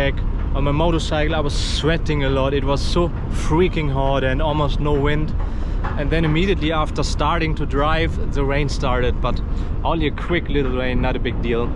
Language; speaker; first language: English; non-native, fluent; German